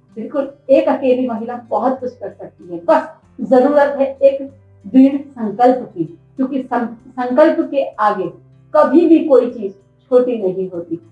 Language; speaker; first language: Hindi; native; Hindi